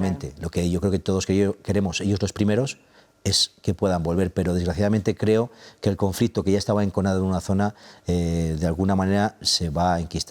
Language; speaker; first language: Spanish; native; Spanish